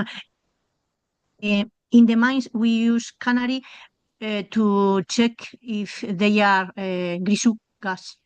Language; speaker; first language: English; non-native, learner; Spanish